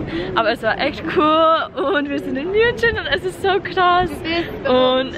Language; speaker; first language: German; non-native, learner; English